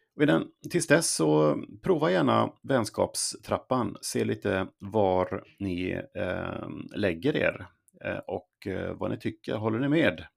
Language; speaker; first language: Swedish; native; Swedish